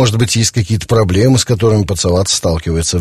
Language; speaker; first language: Russian; native; Russian